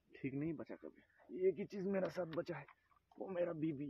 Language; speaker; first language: Hindi; non-native, local second language; Bangla